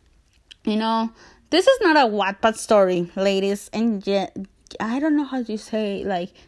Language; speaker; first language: English; non-native, learner; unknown